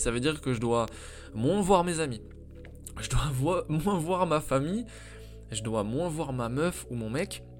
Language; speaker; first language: French; native; French